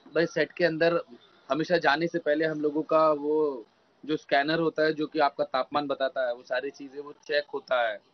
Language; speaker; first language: Hindi; native; Hindi